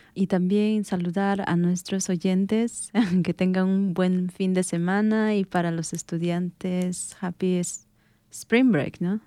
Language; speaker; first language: Spanish; non-native, local second language; Quechua